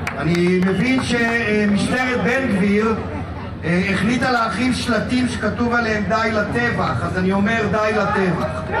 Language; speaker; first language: Hebrew; native; Hebrew